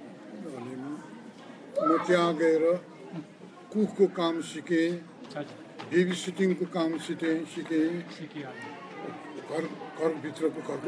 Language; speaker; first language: Nepali; non-native, local second language; Newari